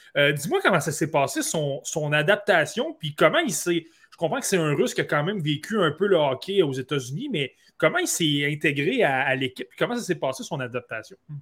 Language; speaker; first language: French; native; French